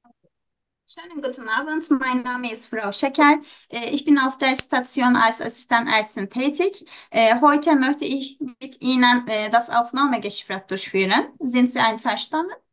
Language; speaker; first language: German; non-native, learner; Turkish